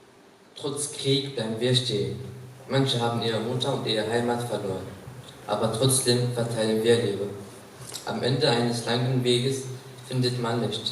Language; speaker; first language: German; non-native, learner; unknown